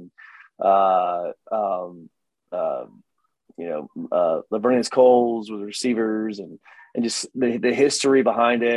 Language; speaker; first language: English; native; English